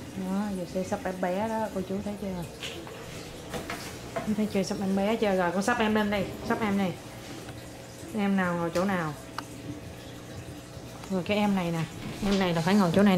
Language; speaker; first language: Vietnamese; native; Vietnamese